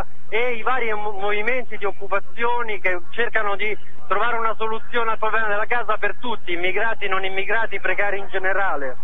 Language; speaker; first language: Italian; native; Italian